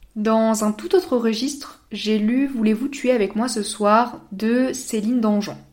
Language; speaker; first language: French; native; French